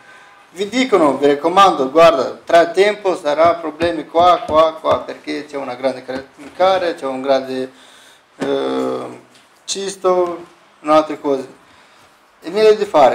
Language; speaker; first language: Italian; non-native, learner; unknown